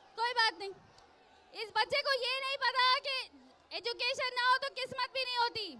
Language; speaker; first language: Urdu; non-native, local second language; Sindhi